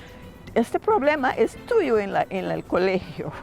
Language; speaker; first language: Spanish; non-native, learner; English